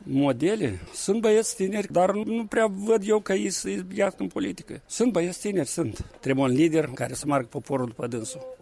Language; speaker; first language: Romanian; native; Romanian